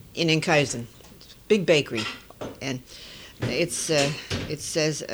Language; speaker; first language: English; early bilingual, other home language; Dutch